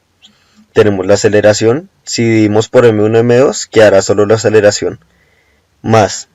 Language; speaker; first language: Spanish; native; Spanish